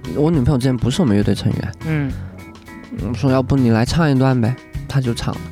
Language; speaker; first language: Chinese; non-native, local second language; Cantonese